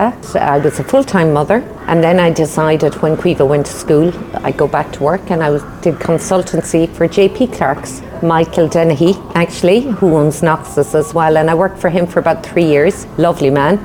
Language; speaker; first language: English; native; English